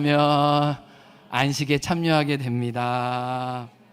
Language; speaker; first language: Korean; native; Korean